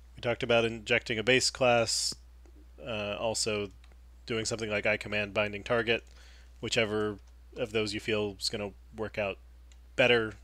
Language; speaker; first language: English; native; English